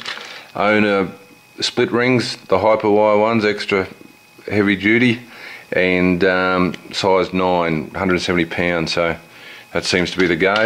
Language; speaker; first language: English; native; English